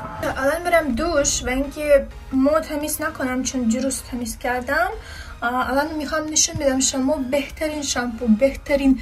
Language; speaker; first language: Persian; non-native, learner; Turkish